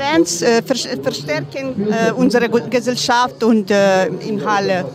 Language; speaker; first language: German; non-native, learner; Ukrainian